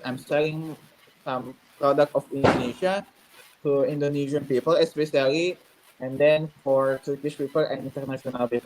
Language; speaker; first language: English; non-native, learner; Indonesian